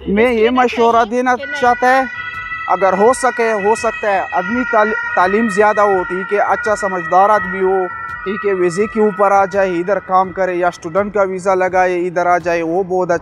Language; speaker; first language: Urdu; non-native, local second language; Pashto